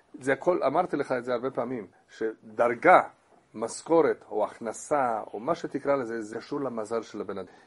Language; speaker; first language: Hebrew; non-native, fluent; English